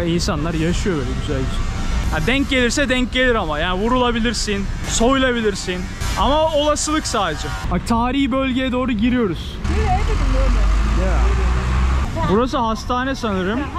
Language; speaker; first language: Turkish; native; Turkish